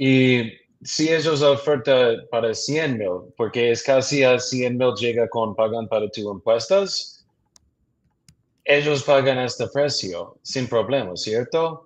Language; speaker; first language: Spanish; non-native, learner; English